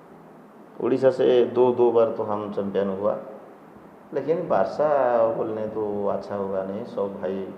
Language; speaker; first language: Hindi; non-native, local second language; Odia